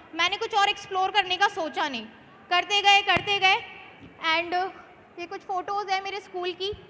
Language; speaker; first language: Hindi; native; Hindi